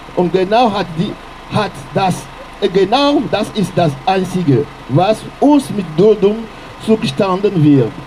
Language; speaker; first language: German; non-native, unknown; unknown